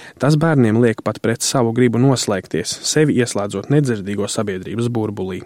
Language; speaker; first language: Latvian; native; Latvian